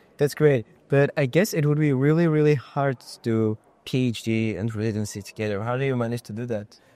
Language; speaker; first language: English; non-native, fluent; Armenian